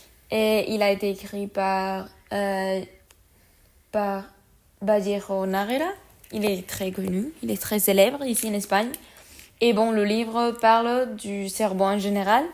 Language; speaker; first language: French; non-native, learner; Spanish